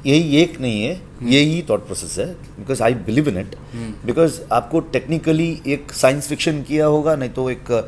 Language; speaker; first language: Hindi; non-native, local second language; Kannada